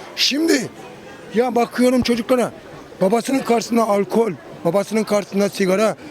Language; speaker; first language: Turkish; native; Turkish